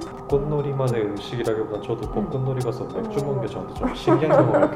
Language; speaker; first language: Korean; native; Korean